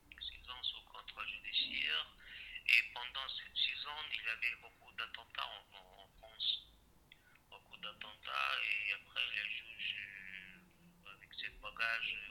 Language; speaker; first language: French; non-native, learner; Chechen